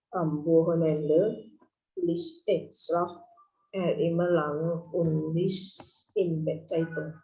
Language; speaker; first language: German; non-native, learner; Indonesian